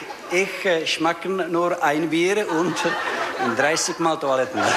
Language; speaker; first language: German; non-native, learner; Czech